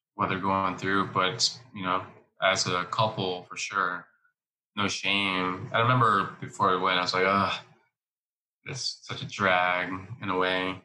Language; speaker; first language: English; early bilingual, other home language; Spanish